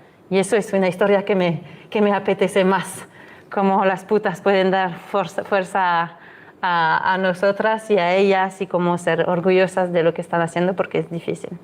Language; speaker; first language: Spanish; non-native, fluent; French